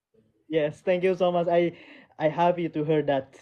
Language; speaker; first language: English; non-native, learner; Indonesian